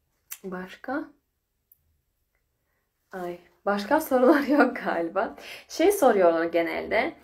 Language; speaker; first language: Turkish; non-native, fluent; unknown